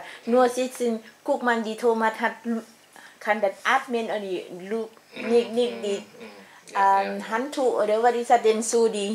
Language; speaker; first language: German; non-native, learner; Thai